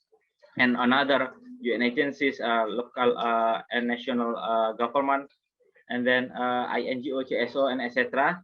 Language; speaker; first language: English; non-native, fluent; Indonesian